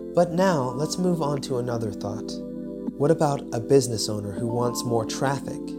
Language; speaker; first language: English; native; English